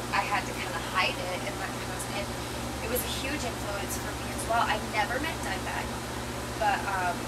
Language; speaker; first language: English; native; English